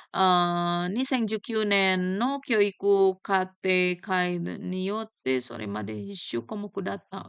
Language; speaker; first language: Japanese; non-native, fluent; Indonesian